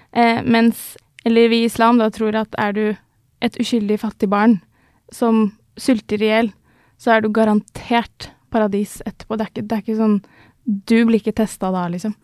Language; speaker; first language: Norwegian; early bilingual, other home language; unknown